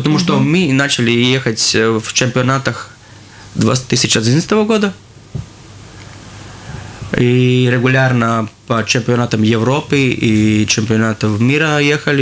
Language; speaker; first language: Russian; non-native, local second language; Latvian